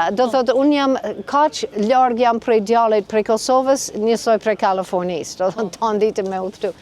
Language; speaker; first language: Albanian; non-native, fluent; English